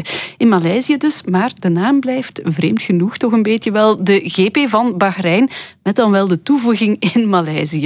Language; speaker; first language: Dutch; native; Dutch